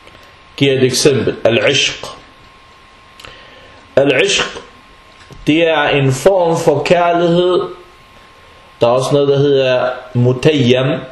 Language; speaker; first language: Danish; non-native, fluent; Arabic